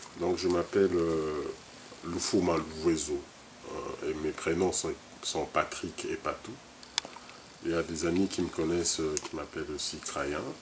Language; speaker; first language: French; non-native, local second language; Lingala